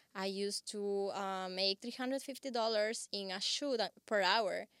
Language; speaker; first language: English; non-native, fluent; Spanish